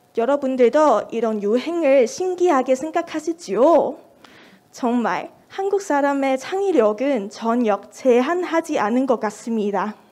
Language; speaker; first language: Korean; non-native, fluent; Cantonese